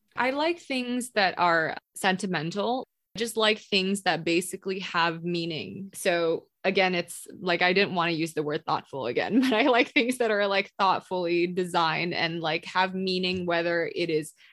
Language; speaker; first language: English; non-native, local second language; Indonesian